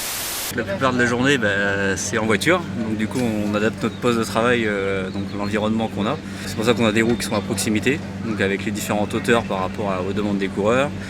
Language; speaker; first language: French; native; French